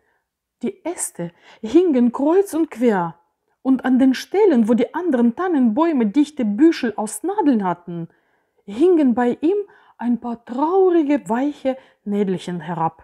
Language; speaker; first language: German; native; German